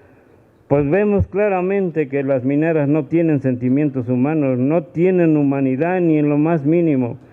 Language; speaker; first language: Spanish; native; Spanish